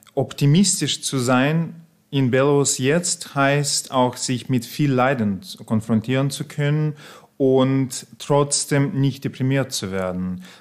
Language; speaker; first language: German; non-native, fluent; Russian